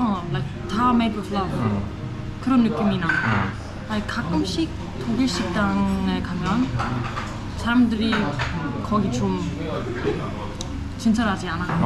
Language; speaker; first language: Korean; non-native, fluent; German